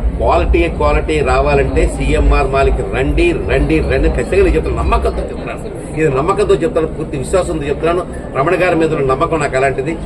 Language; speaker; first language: Telugu; native; Telugu